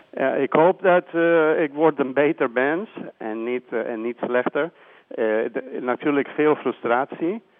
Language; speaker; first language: Dutch; non-native, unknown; Spanish